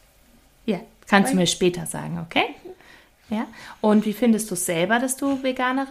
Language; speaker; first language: German; native; German